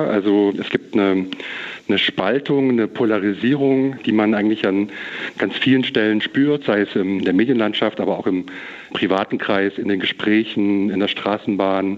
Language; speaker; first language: German; native; German